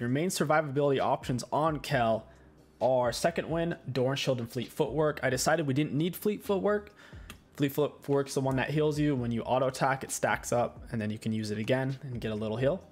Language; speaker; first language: English; native; English